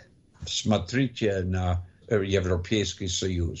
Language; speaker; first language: Russian; non-native, learner; English